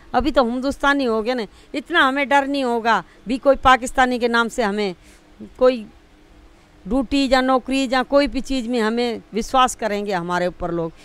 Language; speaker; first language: Urdu; non-native, local second language; Sindhi